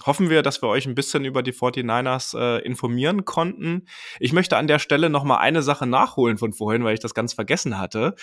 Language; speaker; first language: German; native; German